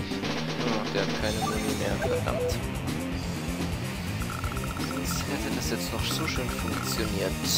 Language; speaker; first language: German; native; German